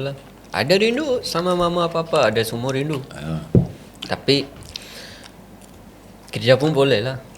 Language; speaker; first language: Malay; non-native, learner; Punjabi